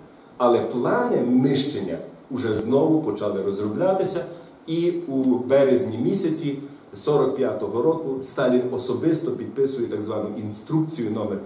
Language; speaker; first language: Ukrainian; native; Ukrainian